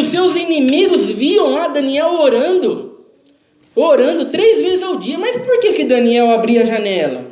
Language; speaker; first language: Portuguese; native; Portuguese